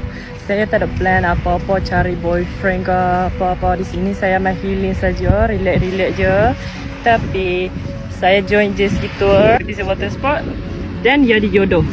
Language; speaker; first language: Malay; non-native, fluent; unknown